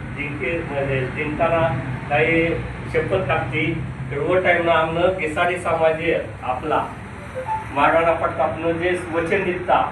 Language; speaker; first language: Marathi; non-native, local second language; Rajasthani